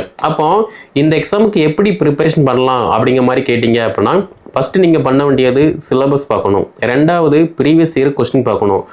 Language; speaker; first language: Tamil; native; Tamil